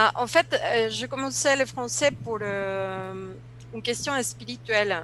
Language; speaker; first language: French; non-native, fluent; Spanish